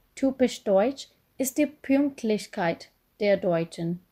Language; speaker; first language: German; non-native, fluent; Gujarati